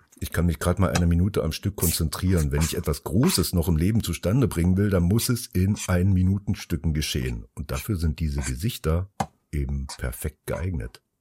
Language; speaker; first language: German; early bilingual, other home language; Finnish